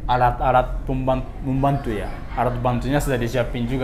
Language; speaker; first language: Indonesian; non-native, fluent; Japanese